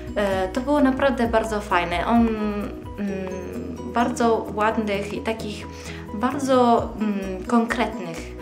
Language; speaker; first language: Polish; early bilingual, heritage; Polish